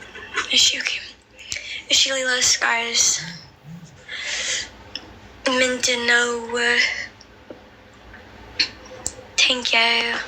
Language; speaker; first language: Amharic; early bilingual, heritage; Amharic